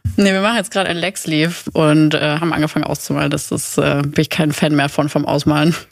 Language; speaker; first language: German; native; German